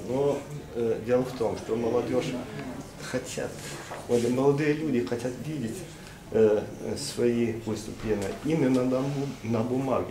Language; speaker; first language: Russian; non-native, fluent; Norwegian